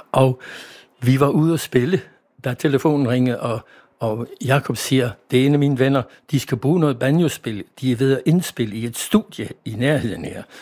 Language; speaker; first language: Danish; non-native, fluent; English